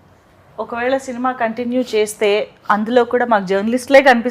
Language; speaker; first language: Telugu; native; Telugu